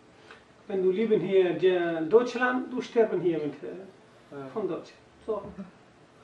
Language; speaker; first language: German; non-native, learner; Arabic